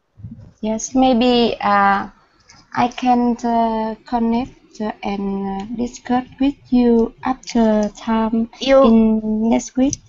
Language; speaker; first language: English; non-native, learner; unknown